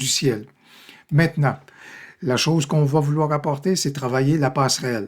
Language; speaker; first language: French; native; French